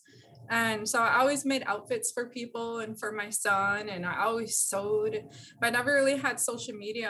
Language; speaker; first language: English; native; English